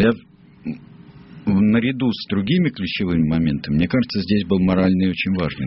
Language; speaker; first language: Russian; native; Russian